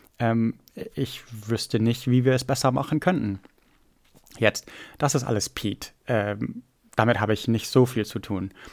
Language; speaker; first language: German; non-native, fluent; English